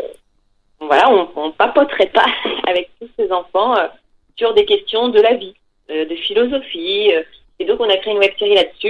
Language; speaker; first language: French; native; French